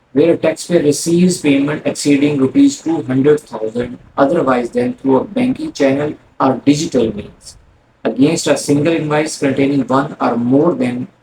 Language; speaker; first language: English; non-native, local second language; Urdu